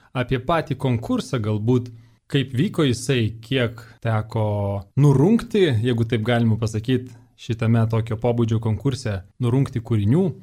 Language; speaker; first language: Lithuanian; native; Lithuanian